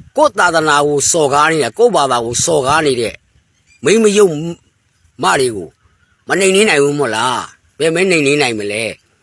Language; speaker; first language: Burmese; native; Burmese